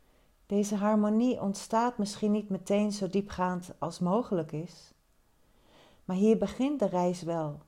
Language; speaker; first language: Dutch; native; Dutch